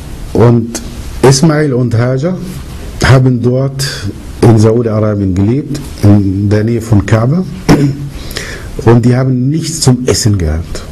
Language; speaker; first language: German; early bilingual, other home language; Arabic